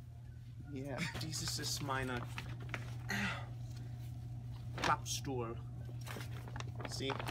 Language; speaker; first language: German; non-native, learner; English